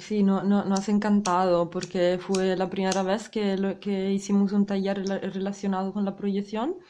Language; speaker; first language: Spanish; non-native, fluent; Italian